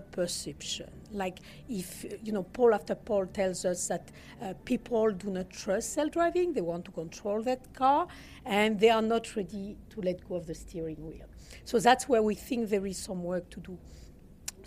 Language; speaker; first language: English; non-native, fluent; French